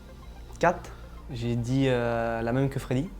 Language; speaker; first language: French; native; French